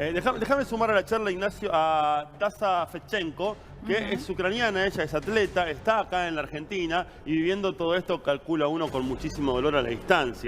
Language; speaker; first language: Spanish; native; Spanish